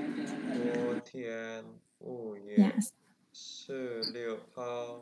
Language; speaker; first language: Chinese; non-native, learner; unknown